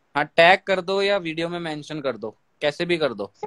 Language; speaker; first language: Hindi; native; Hindi